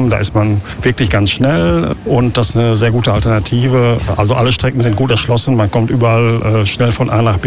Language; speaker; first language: German; native; German